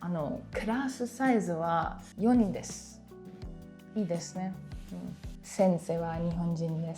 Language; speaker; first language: Japanese; non-native, learner; German